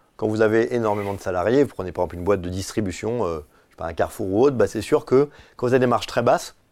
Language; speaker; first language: French; native; French